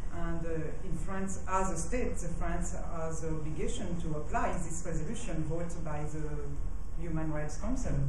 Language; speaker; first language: English; non-native, fluent; French